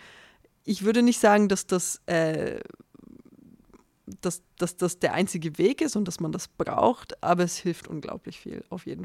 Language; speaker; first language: German; native; German